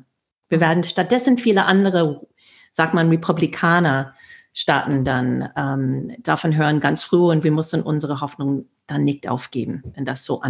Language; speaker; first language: German; non-native, fluent; English